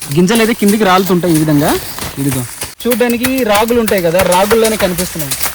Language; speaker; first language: Telugu; non-native, local second language; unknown